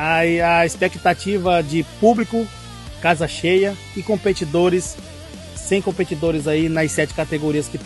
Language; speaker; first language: Portuguese; native; Portuguese